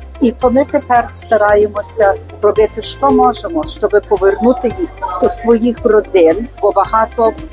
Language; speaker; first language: Ukrainian; early bilingual, heritage; Ukrainian